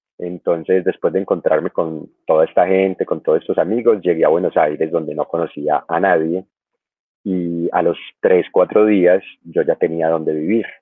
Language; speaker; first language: Spanish; native; Spanish